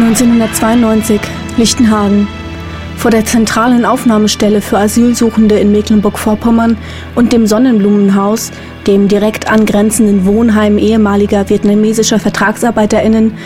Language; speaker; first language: German; native; German